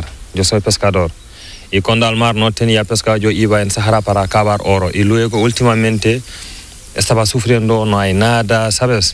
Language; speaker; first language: Spanish; non-native, learner; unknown